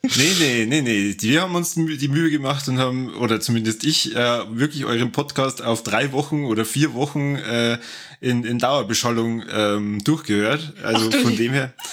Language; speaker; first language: German; native; German